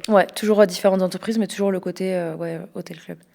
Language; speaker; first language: French; native; French